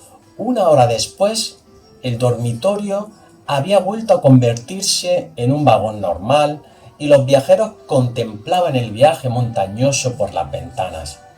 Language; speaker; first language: Spanish; native; Spanish